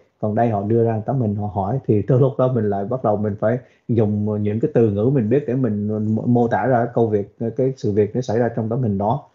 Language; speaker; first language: Vietnamese; early bilingual, other home language; English